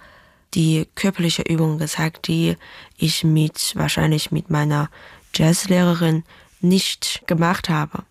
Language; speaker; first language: German; non-native, learner; Chinese